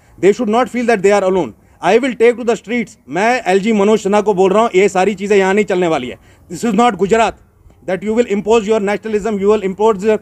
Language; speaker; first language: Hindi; non-native, local second language; Kashmiri